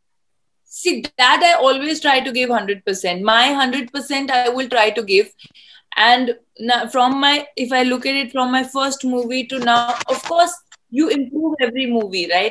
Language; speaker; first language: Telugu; non-native, fluent; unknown